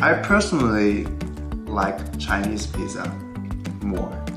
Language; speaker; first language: English; non-native, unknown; Chinese